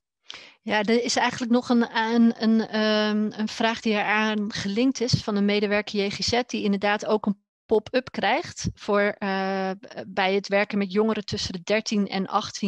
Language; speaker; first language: Dutch; native; Dutch